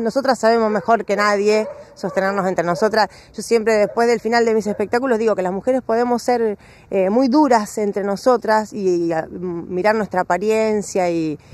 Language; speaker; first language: Spanish; native; Spanish